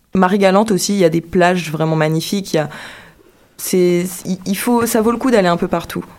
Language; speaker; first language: French; native; French